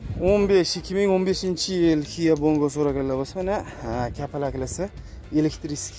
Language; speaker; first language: Turkish; non-native, learner; Uzbek